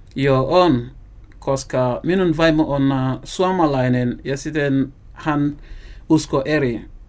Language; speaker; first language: Finnish; non-native, learner; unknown